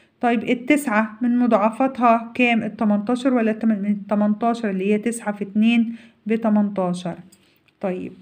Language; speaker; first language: Arabic; native; Arabic